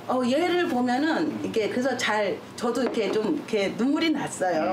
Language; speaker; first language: Korean; native; Korean